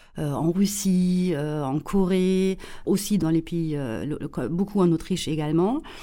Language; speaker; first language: French; non-native, fluent; German